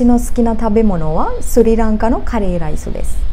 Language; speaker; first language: Japanese; non-native, learner; Sinhala